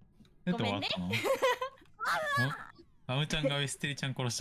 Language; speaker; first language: Japanese; native; Japanese